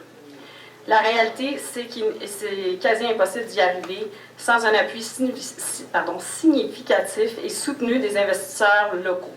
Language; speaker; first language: French; native; French